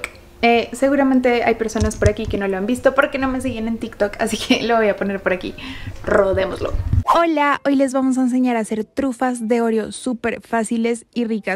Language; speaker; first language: Spanish; native; Spanish